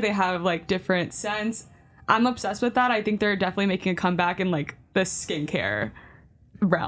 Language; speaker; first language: English; native; English